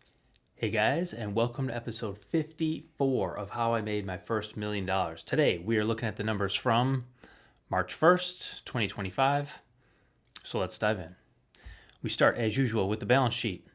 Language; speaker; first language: English; native; English